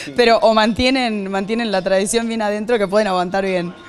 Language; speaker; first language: Spanish; native; Spanish